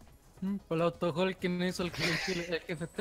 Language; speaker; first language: Spanish; native; Spanish